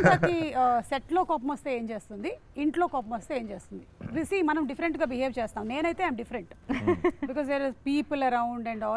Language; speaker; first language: Telugu; native; Telugu